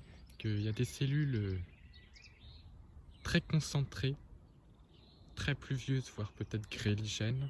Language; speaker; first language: French; native; French